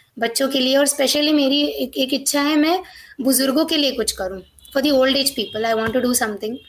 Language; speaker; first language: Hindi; non-native, local second language; Marathi